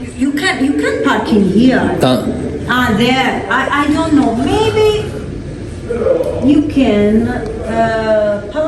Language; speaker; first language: English; non-native, learner; Italian